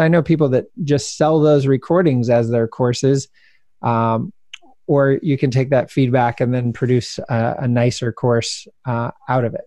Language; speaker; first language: English; native; English